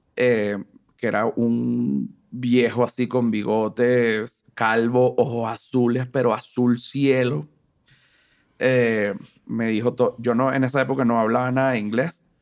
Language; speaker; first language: Spanish; native; Spanish